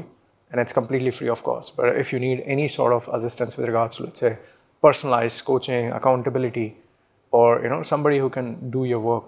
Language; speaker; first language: English; non-native, local second language; Hindi